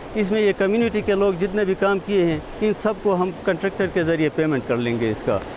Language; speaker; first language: Urdu; non-native, local second language; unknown